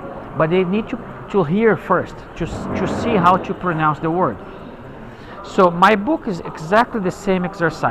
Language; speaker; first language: English; non-native, fluent; Portuguese